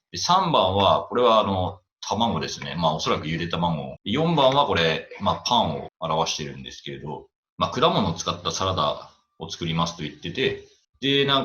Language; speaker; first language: Japanese; native; Japanese